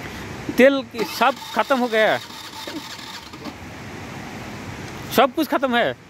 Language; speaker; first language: Hindi; non-native, learner; Bangla